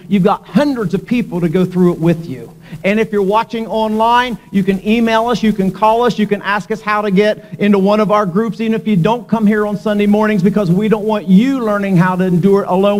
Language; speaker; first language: English; native; English